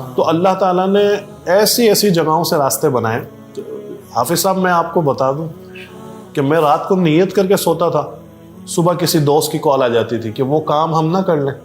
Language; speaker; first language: Urdu; native; Urdu